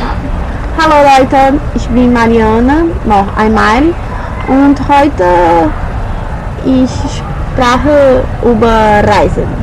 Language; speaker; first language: German; non-native, learner; Portuguese